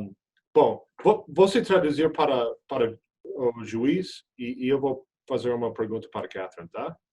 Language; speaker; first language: Portuguese; non-native, fluent; English